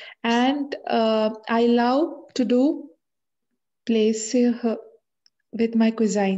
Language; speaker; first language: English; non-native, learner; French